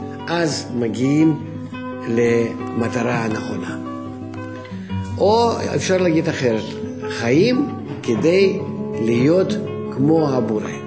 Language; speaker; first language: Hebrew; non-native, fluent; Russian